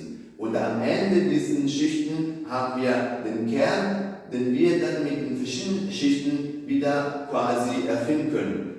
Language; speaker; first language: German; non-native, fluent; Italian